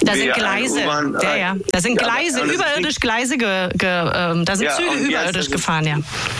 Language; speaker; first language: German; native; German